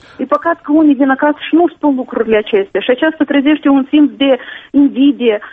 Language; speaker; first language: Romanian; native; Romanian